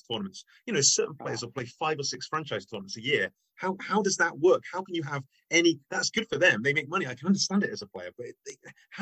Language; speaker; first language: English; native; English